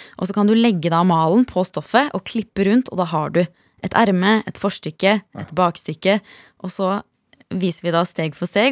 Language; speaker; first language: Norwegian; native; Norwegian